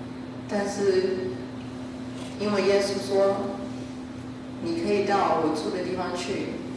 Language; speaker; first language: Chinese; early bilingual, heritage; Chinese